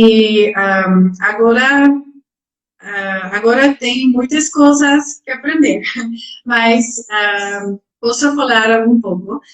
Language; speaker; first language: Portuguese; non-native, learner; Dutch